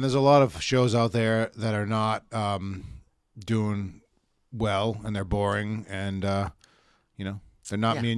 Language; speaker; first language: English; native; English